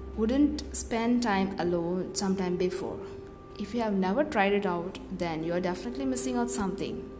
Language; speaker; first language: English; non-native, local second language; Tamil